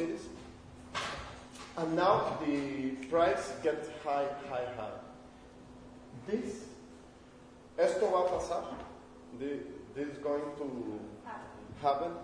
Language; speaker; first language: English; non-native, learner; Spanish